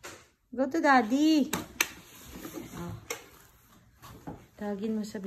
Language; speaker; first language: Filipino; native; Filipino